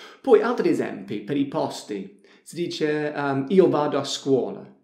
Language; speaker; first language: Italian; non-native, fluent; English